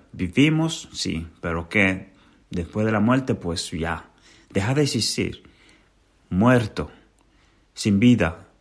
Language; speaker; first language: Spanish; native; Spanish